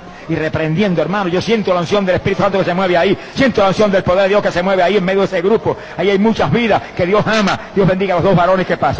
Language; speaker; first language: Spanish; native; Spanish